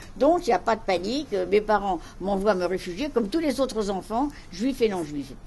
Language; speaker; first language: French; native; French